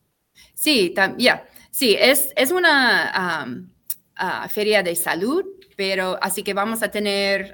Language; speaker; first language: Spanish; non-native, fluent; English